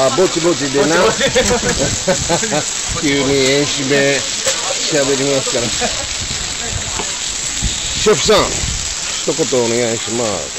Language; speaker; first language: Japanese; non-native, fluent; English